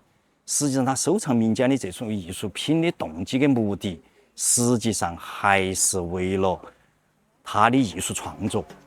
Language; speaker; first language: Chinese; native; Chinese